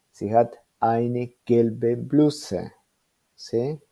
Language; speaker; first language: German; non-native, fluent; Spanish